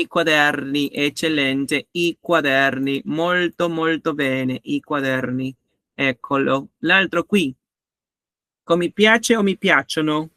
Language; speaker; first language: Italian; non-native, learner; Spanish